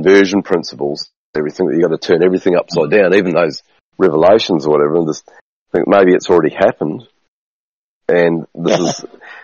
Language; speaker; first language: English; native; English